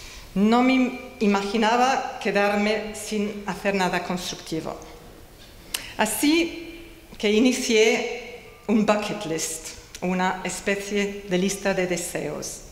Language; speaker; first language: Spanish; non-native, fluent; English